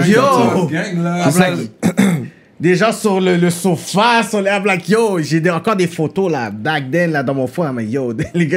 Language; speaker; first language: French; native; French